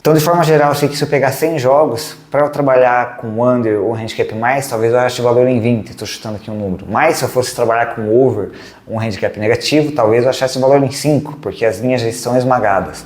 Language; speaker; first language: Portuguese; native; Portuguese